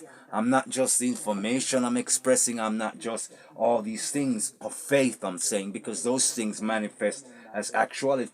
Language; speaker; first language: English; native; English